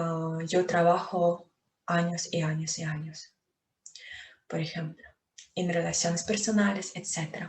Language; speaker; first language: Spanish; non-native, fluent; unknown